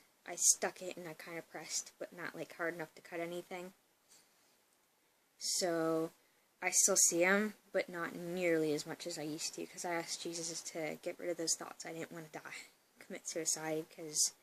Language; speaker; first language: English; native; English